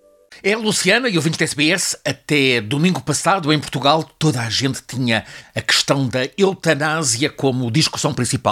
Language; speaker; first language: Portuguese; native; Portuguese